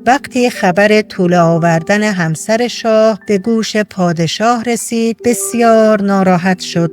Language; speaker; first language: Persian; native; Persian